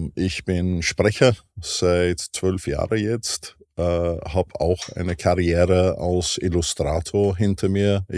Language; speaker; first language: German; non-native, fluent; English